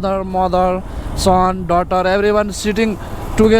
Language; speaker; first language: English; non-native, learner; Nepali